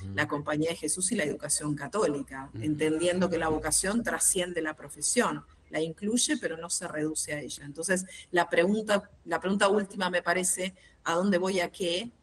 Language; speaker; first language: Spanish; native; Spanish